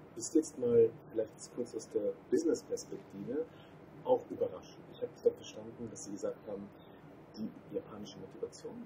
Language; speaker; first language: German; native; German